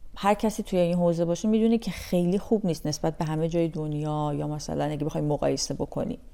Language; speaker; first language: Persian; native; Persian